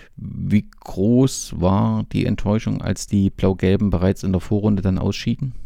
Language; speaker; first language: German; native; German